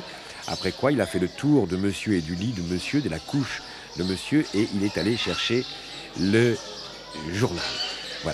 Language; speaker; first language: French; native; French